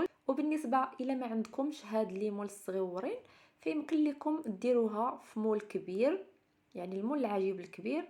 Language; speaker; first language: Arabic; native; Arabic